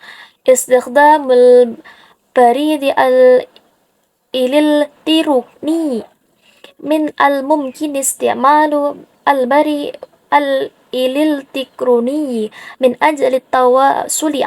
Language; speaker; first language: Arabic; non-native, learner; Indonesian